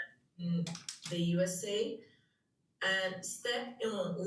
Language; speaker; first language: English; non-native, learner; Portuguese